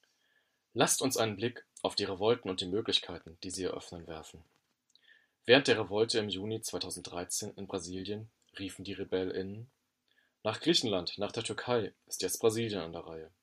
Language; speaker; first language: German; native; German